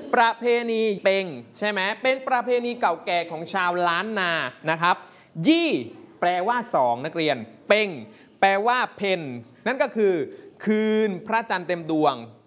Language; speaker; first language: Thai; native; Thai